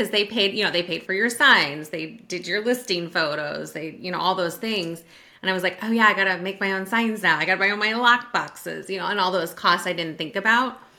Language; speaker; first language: English; native; English